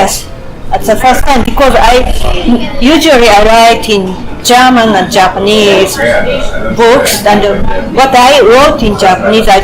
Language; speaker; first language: English; non-native, fluent; Japanese